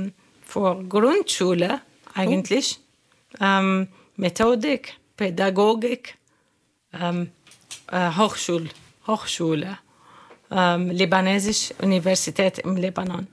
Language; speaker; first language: German; non-native, learner; Arabic